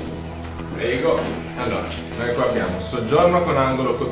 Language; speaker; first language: Italian; native; Italian